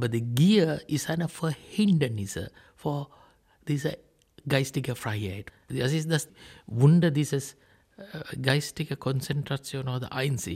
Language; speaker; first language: German; non-native, fluent; Sinhala